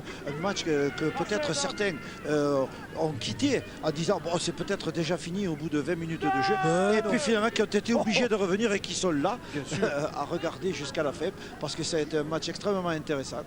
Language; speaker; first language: French; native; French